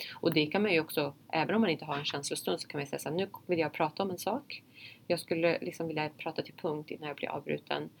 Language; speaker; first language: Swedish; early bilingual, other home language; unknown